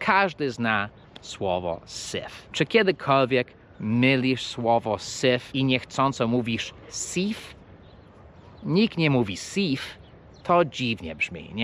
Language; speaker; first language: Polish; non-native, fluent; English